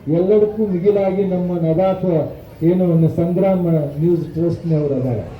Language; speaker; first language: Kannada; native; Kannada